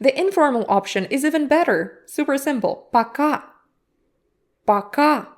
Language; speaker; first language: English; non-native, fluent; Russian